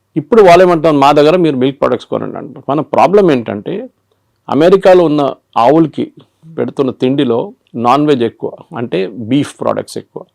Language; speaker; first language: Telugu; non-native, local second language; Malayalam